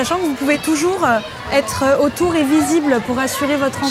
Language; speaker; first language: French; native; French